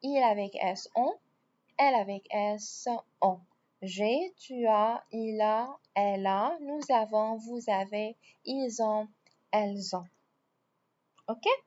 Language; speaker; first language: French; non-native, fluent; Arabic